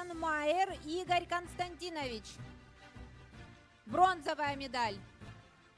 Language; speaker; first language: Russian; native; Russian